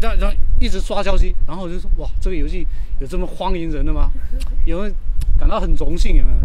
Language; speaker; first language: Chinese; native; Chinese